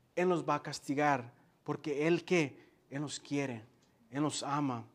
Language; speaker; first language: Spanish; native; Spanish